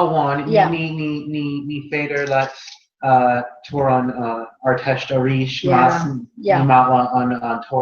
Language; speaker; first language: Irish; non-native, learner; English